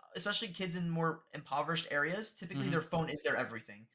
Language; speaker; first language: English; native; English